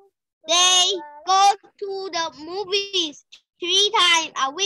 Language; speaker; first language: English; non-native, learner; Thai